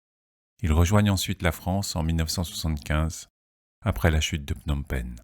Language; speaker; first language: French; native; French